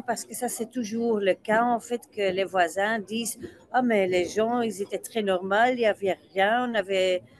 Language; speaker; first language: French; non-native, local second language; Dutch